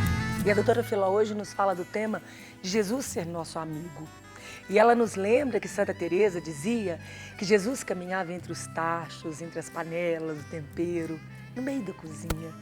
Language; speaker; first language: Portuguese; native; Portuguese